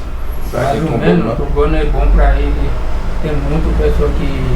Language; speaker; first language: Portuguese; non-native, learner; Haitian Creole